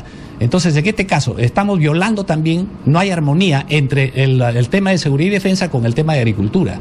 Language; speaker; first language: Spanish; native; Spanish